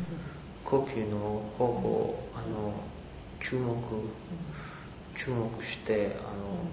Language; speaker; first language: Japanese; non-native, learner; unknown